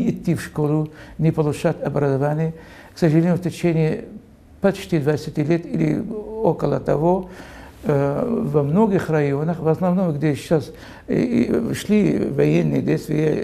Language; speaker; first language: Russian; non-native, fluent; Arabic